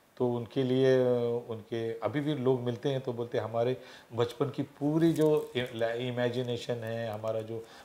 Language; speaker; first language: Hindi; non-native, local second language; Marathi